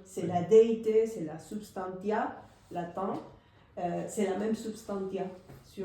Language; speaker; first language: French; non-native, fluent; Spanish